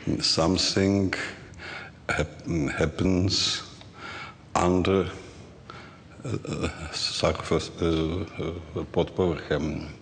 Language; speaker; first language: English; non-native, learner; Czech